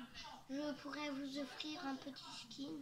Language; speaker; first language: French; native; French